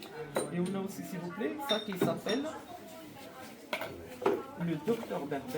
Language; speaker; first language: French; non-native, local second language; Arabic